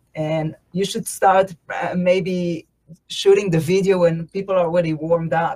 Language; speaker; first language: English; non-native, fluent; Hebrew